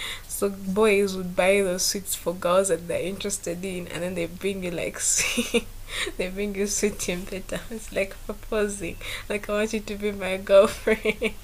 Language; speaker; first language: English; non-native, local second language; Ganda